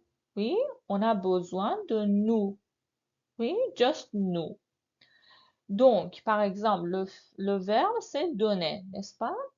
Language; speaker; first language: French; non-native, fluent; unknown